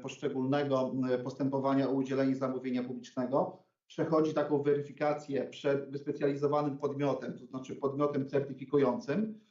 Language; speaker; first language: Polish; native; Polish